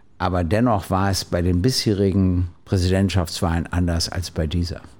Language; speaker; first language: German; native; German